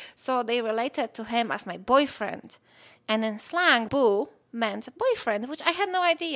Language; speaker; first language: English; non-native, fluent; Polish